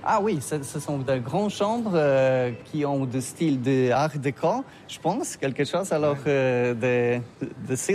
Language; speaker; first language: French; non-native, learner; Polish